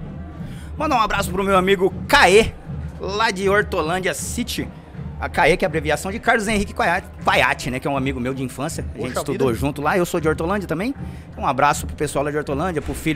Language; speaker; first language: Portuguese; native; Portuguese